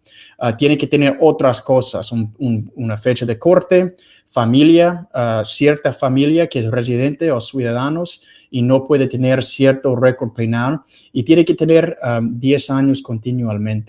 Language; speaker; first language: Spanish; non-native, fluent; English